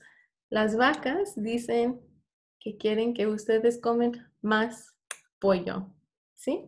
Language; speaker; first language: Spanish; non-native, fluent; English